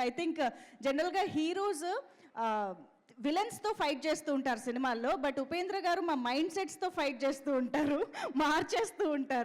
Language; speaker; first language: Telugu; native; Telugu